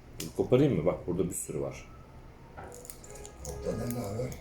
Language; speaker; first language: Turkish; native; Turkish